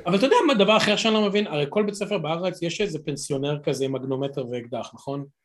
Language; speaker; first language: Hebrew; native; Hebrew